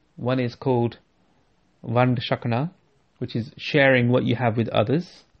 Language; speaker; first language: English; native; English